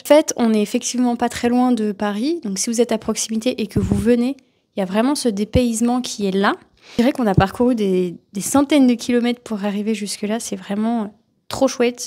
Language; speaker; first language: French; native; French